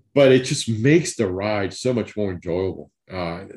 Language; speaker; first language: English; early bilingual, other home language; Spanish